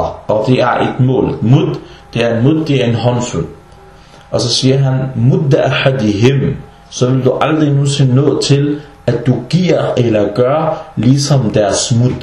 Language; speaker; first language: Danish; early bilingual, other home language; Arabic